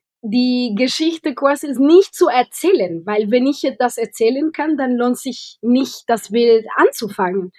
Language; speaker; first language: German; non-native, fluent; Spanish